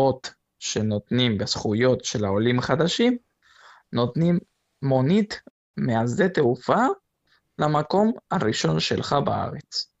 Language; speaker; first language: Hebrew; non-native, fluent; Spanish